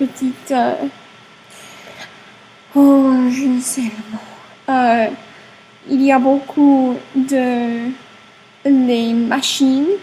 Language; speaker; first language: French; non-native, learner; English